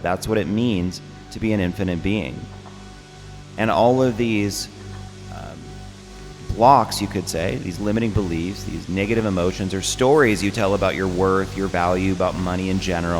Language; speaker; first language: English; native; English